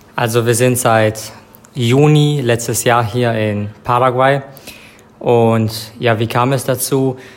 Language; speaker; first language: German; non-native, fluent; Serbian